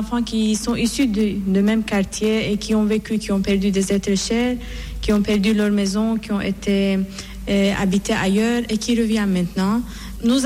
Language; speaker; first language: French; non-native, fluent; Persian